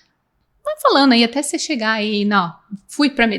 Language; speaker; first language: Portuguese; native; Portuguese